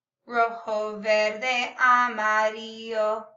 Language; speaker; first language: Spanish; non-native, learner; English